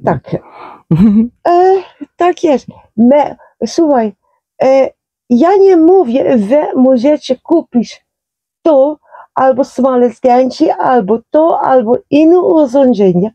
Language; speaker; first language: Polish; non-native, learner; Dutch